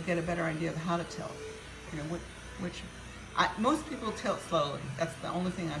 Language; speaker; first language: English; native; English